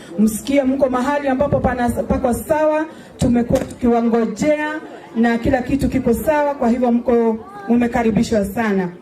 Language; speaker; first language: Swahili; non-native, local second language; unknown